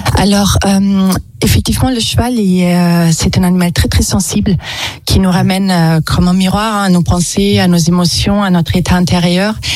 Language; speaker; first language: French; non-native, fluent; German